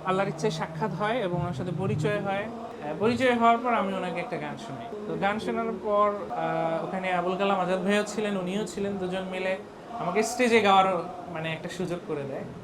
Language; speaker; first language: Bangla; native; Bangla